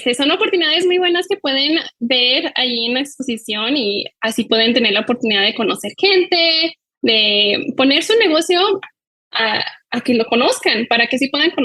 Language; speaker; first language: Spanish; early bilingual, heritage; Spanish